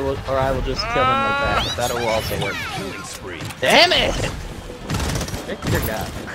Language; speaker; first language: English; native; English